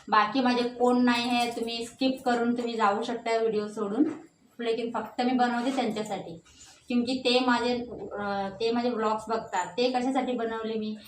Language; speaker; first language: Marathi; non-native, local second language; Hindi